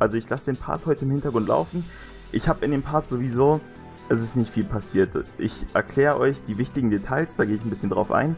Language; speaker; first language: German; native; German